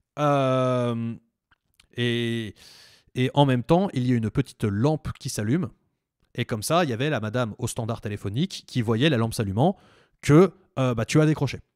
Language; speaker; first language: French; native; French